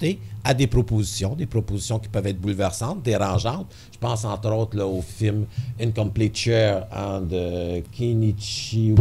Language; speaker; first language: French; native; French